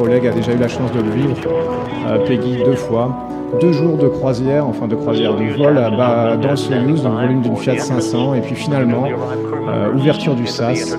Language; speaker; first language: French; native; French